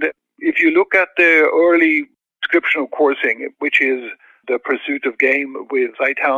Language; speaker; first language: English; non-native, fluent; Swedish